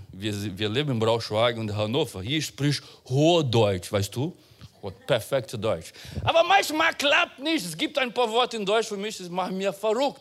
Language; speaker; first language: German; non-native, fluent; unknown